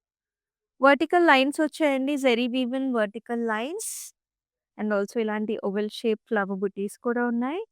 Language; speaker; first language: Telugu; native; Telugu